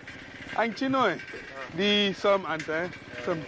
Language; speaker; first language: Vietnamese; non-native, learner; English